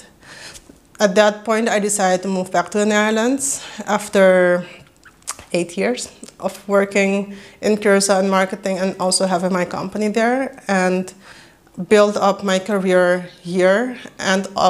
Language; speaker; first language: English; non-native, fluent; Papiamento